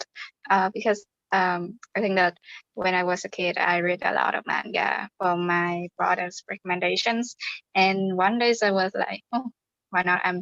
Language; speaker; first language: English; non-native, fluent; Vietnamese